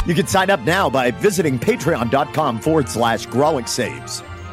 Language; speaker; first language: English; native; English